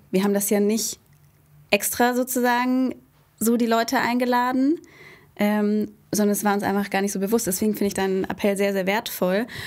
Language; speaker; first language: German; native; German